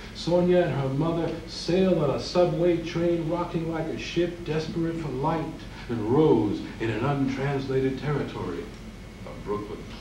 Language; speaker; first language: English; native; English